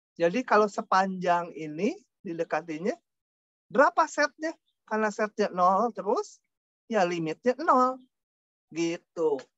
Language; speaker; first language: Indonesian; non-native, local second language; Sundanese